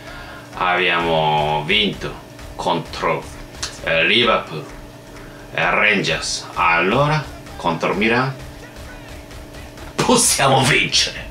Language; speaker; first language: Italian; non-native, learner; Japanese